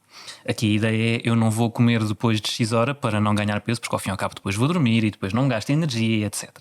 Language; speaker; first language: Portuguese; native; Portuguese